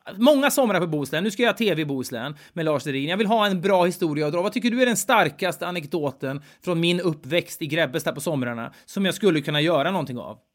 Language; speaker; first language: Swedish; native; Swedish